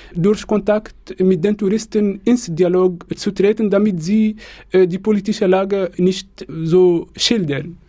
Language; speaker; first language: German; non-native, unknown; Arabic